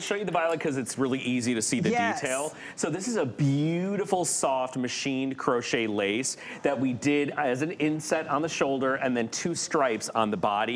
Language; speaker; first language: English; native; English